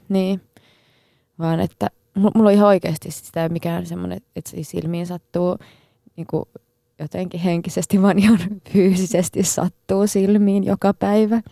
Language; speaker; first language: Finnish; native; Finnish